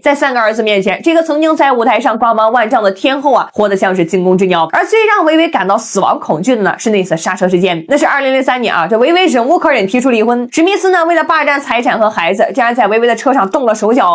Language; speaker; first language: Chinese; native; Chinese